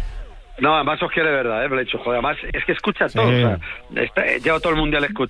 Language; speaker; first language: Spanish; native; Spanish